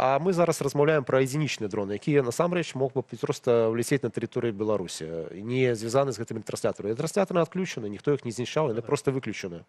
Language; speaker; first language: Belarusian; non-native, local second language; Russian